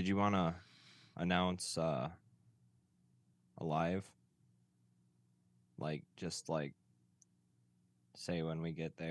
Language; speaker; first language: English; native; English